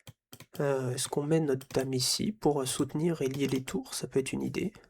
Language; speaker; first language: French; native; French